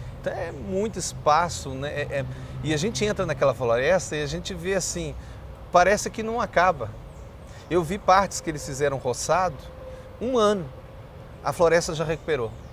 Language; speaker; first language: Portuguese; native; Portuguese